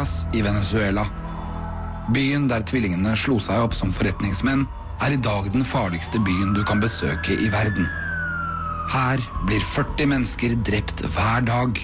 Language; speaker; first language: Norwegian; native; Norwegian